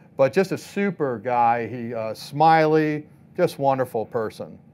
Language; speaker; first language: English; native; English